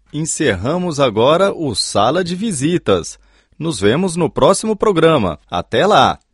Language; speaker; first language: Portuguese; native; Portuguese